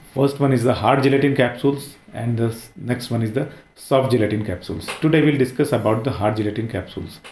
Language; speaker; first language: English; non-native, local second language; Hindi